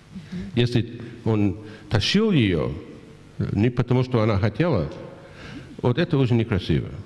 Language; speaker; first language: Russian; non-native, fluent; English